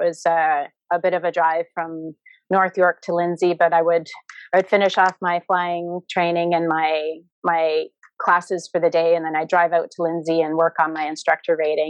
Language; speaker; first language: English; native; English